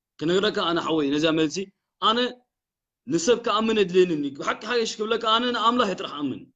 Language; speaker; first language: Tigrinya; early bilingual, heritage; Tigrinya